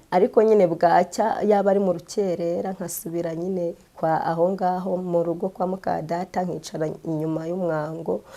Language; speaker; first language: Kinyarwanda; native; Kinyarwanda